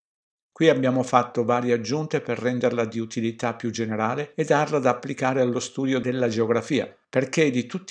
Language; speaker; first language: Italian; native; Italian